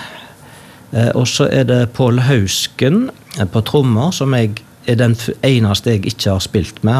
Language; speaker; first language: Norwegian; native; Norwegian